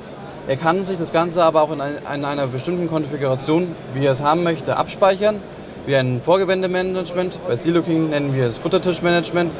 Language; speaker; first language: German; native; German